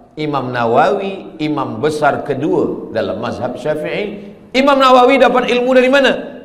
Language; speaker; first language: Malay; native; Malay